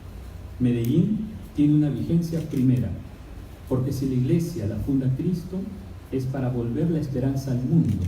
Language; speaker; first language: Spanish; native; Spanish